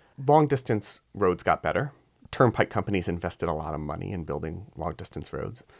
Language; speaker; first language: English; native; English